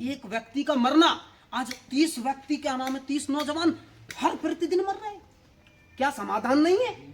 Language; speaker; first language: Hindi; native; Hindi